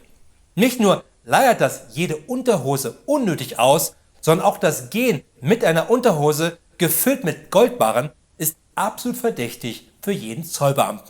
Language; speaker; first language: German; native; German